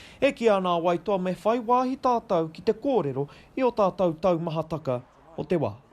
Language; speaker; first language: Māori; non-native, local second language; English